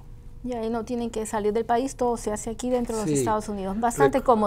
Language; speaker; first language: Spanish; native; Spanish